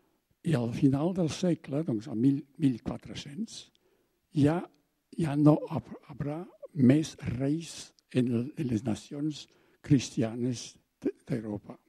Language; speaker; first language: Catalan; non-native, fluent; German